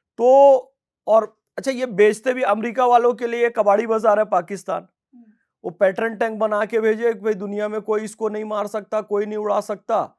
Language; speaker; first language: Hindi; native; Hindi